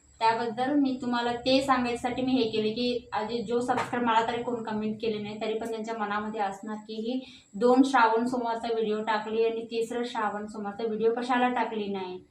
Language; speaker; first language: Marathi; non-native, local second language; Hindi